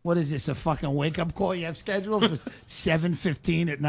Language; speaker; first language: English; native; English